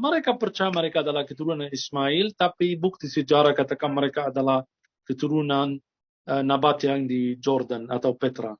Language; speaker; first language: Indonesian; non-native, fluent; Arabic